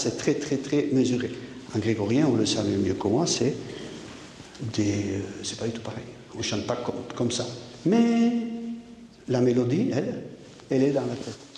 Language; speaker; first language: French; native; French